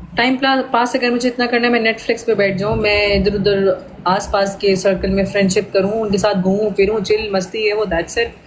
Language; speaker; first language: Urdu; native; Urdu